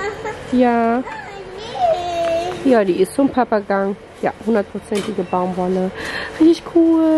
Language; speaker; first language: German; native; German